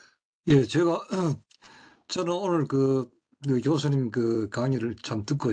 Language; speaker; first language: Korean; native; Korean